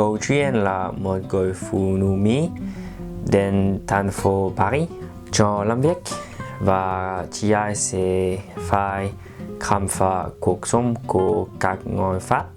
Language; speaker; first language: Vietnamese; non-native, learner; French